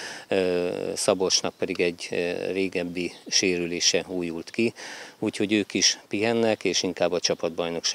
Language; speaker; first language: Hungarian; native; Hungarian